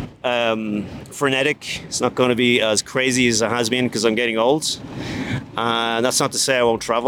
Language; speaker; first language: English; native; English